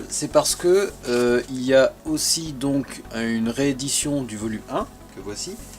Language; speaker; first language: French; native; French